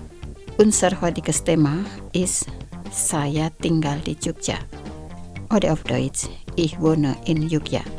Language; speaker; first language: German; non-native, fluent; Indonesian